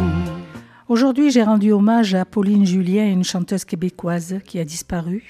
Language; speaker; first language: French; native; French